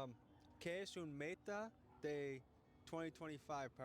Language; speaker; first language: Spanish; non-native, learner; English